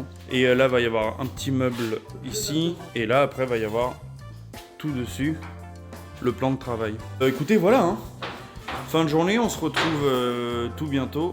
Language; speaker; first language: French; native; French